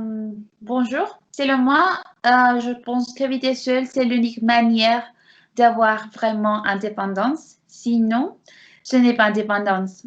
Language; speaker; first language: French; non-native, learner; Spanish